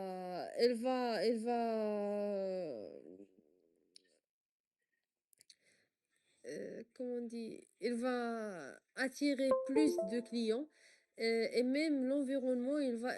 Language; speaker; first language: French; non-native, local second language; Arabic